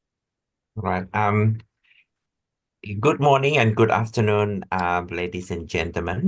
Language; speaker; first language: English; non-native, fluent; Indonesian